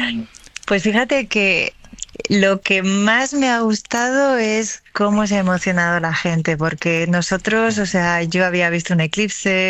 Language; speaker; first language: Spanish; native; Spanish